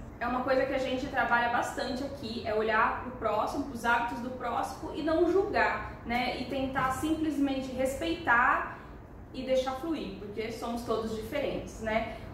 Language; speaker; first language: Portuguese; native; Portuguese